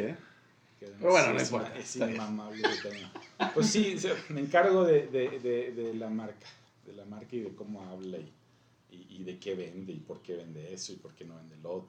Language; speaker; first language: Spanish; native; Spanish